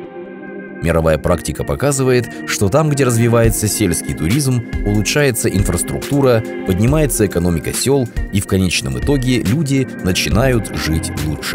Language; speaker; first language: Russian; native; Russian